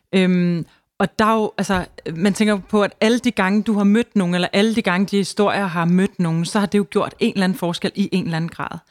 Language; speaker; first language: Danish; native; Danish